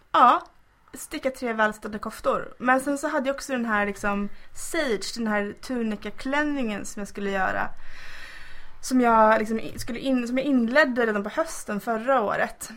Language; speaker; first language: Swedish; native; Swedish